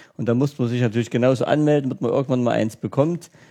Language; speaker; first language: German; native; German